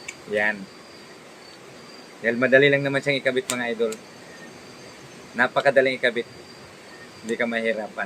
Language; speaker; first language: Filipino; non-native, local second language; Cebuano